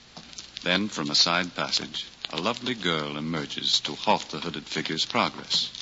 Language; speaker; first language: English; native; English